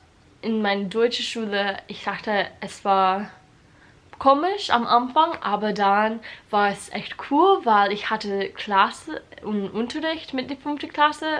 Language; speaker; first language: German; non-native, learner; English